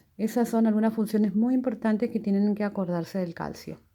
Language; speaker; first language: Spanish; native; Spanish